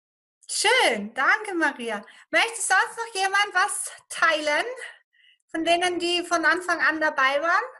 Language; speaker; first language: German; native; German